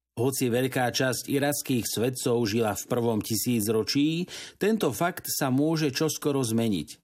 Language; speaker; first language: Slovak; native; Slovak